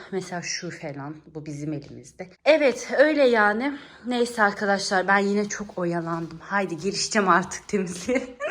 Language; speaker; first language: Turkish; early bilingual, heritage; Turkish